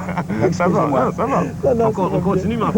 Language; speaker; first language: French; native; French